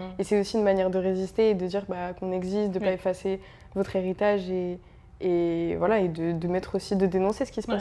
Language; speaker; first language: French; early bilingual, other home language; Arabic